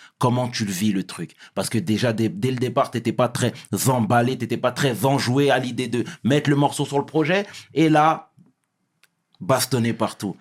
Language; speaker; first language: French; native; French